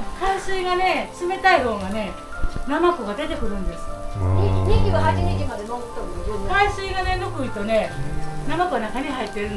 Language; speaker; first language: Japanese; native; Japanese